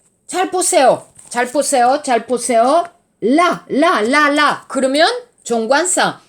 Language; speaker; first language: Korean; non-native, learner; French